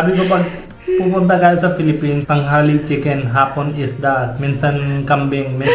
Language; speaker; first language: Filipino; non-native, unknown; Hindi